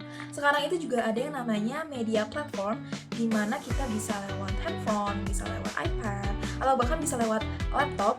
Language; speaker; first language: Indonesian; native; Indonesian